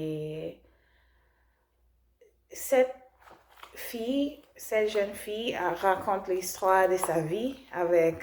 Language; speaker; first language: French; non-native, learner; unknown